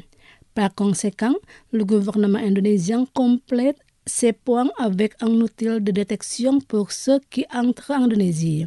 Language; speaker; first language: French; non-native, fluent; Indonesian